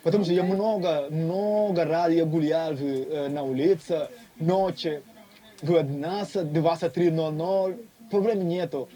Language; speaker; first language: Russian; non-native, learner; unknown